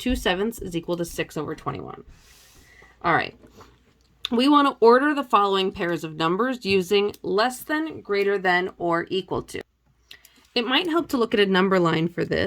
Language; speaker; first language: English; native; English